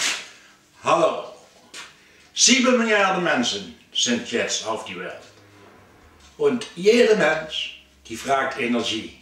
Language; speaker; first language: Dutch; non-native, learner; German